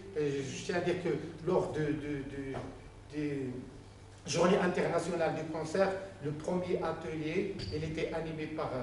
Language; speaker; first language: French; non-native, local second language; Arabic